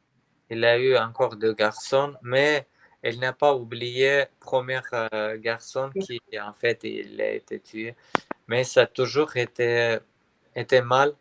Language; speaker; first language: French; non-native, learner; Armenian